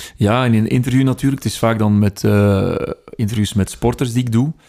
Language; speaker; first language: Dutch; native; Dutch